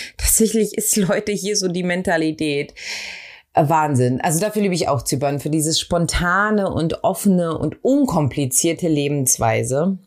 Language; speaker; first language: German; early bilingual, other home language; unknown